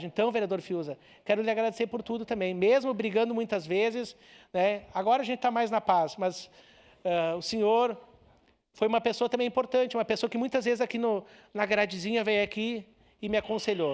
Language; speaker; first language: Portuguese; native; Portuguese